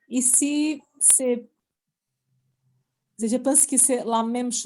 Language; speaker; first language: French; non-native, learner; Portuguese